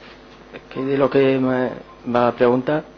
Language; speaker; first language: Spanish; non-native, learner; Arabic